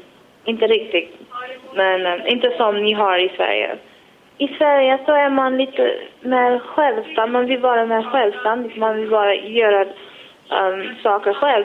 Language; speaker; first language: Swedish; non-native, fluent; Wolof